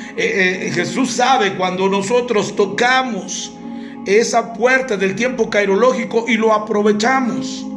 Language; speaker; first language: Spanish; native; Spanish